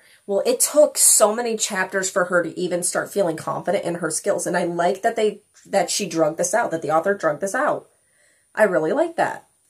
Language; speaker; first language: English; native; English